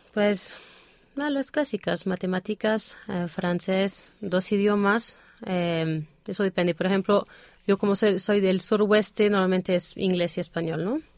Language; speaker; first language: Spanish; non-native, fluent; French